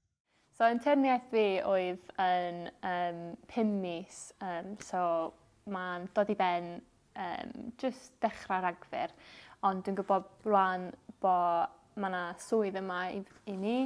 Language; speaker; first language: Welsh; non-native, local second language; English